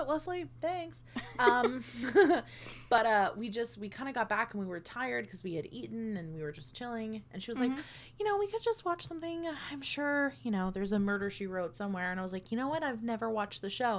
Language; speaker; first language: English; native; English